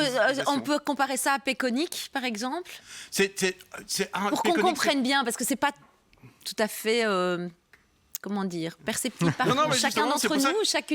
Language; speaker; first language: French; native; French